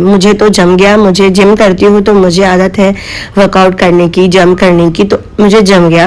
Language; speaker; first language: Hindi; native; Hindi